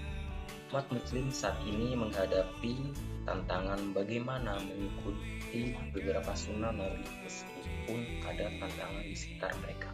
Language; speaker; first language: Indonesian; native; Indonesian